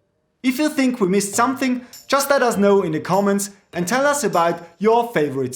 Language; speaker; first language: English; non-native, fluent; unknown